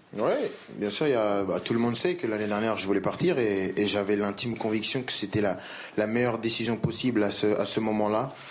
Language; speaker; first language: French; native; French